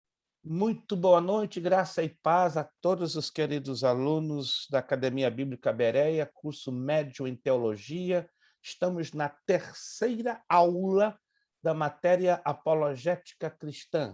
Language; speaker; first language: Portuguese; native; Portuguese